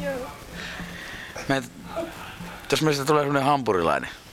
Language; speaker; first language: Finnish; native; Finnish